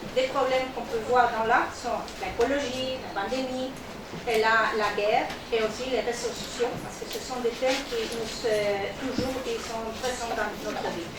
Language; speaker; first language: French; non-native, learner; Spanish